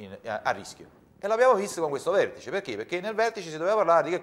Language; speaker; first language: Italian; native; Italian